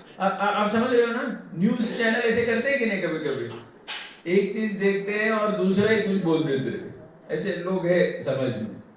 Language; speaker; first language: Hindi; non-native, local second language; Tamil